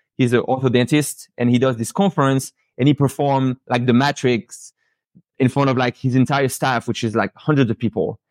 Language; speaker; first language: English; non-native, fluent; French